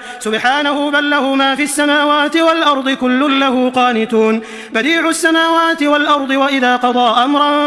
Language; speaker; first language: Arabic; native; Arabic